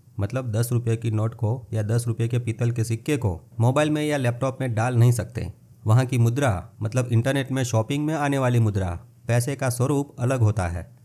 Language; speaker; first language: Hindi; non-native, local second language; Gujarati